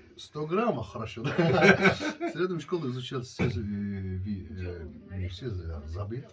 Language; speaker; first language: Russian; non-native, learner; Mongolian